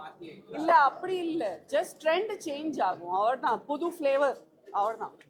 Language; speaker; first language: Tamil; non-native, fluent; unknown